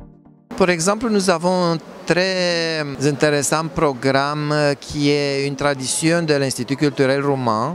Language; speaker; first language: French; non-native, fluent; Romanian